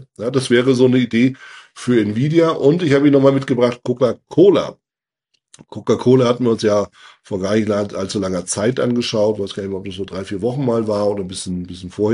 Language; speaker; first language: German; native; German